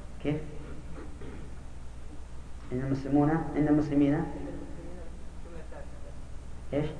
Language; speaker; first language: Arabic; native; Arabic